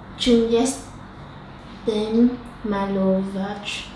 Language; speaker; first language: Polish; non-native, learner; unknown